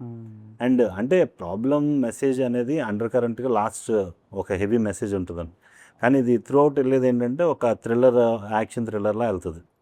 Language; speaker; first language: Telugu; native; Telugu